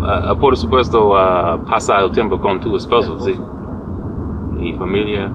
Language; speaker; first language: Spanish; non-native, learner; English